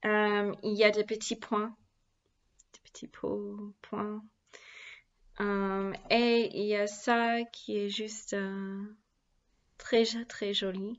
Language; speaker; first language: French; non-native, learner; English